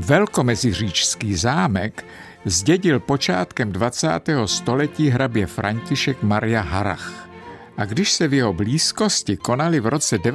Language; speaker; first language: Czech; native; Czech